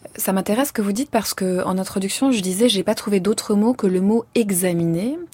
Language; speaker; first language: French; native; French